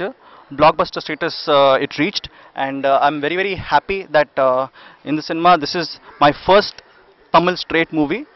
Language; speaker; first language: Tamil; non-native, learner; Telugu